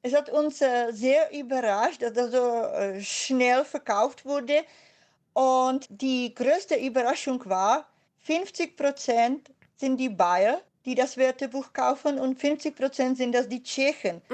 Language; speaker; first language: German; non-native, fluent; Czech